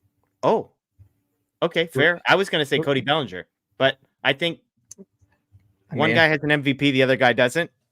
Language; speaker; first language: English; native; English